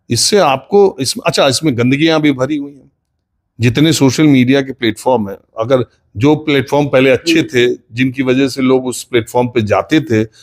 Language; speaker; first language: Hindi; native; Hindi